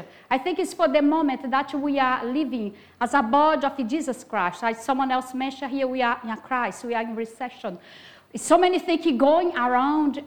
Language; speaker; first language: English; non-native, fluent; Portuguese